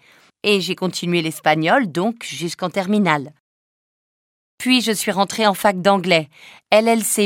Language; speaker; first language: French; native; French